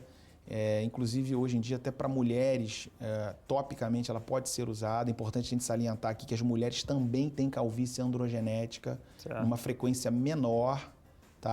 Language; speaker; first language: Portuguese; native; Portuguese